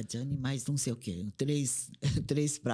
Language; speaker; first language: Portuguese; non-native, fluent; Korean